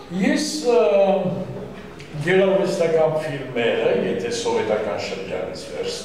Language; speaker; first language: Armenian; non-native, local second language; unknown